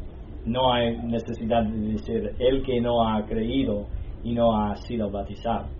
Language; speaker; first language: Spanish; non-native, learner; English